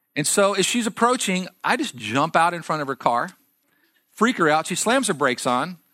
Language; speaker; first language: English; native; English